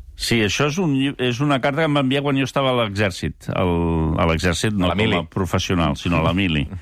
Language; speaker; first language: Catalan; early bilingual, other home language; French